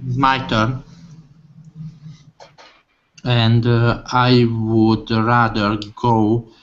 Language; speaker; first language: English; non-native, learner; Hungarian